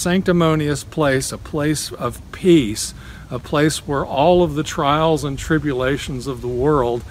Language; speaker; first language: English; native; English